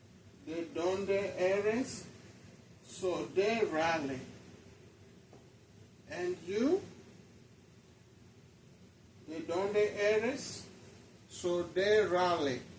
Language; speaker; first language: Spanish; non-native, learner; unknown